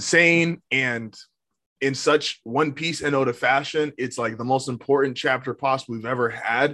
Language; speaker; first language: English; native; English